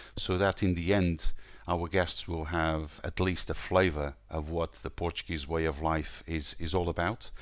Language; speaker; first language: English; non-native, fluent; Portuguese